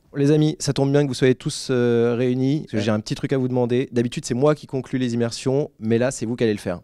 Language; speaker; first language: French; native; French